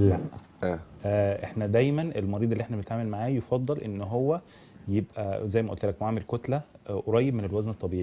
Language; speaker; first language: Arabic; native; Arabic